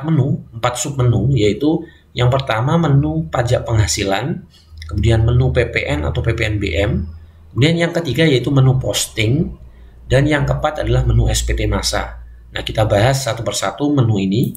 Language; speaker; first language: Indonesian; native; Indonesian